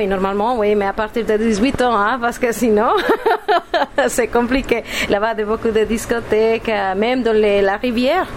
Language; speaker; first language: French; non-native, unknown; Spanish